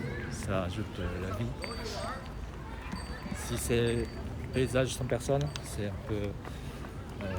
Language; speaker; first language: French; non-native, learner; Japanese